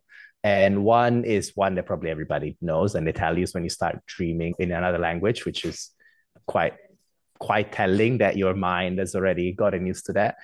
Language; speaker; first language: English; non-native, fluent; Italian